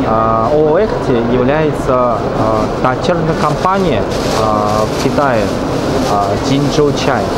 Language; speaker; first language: Russian; non-native, learner; Chinese